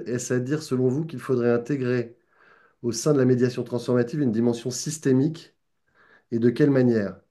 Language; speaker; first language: French; native; French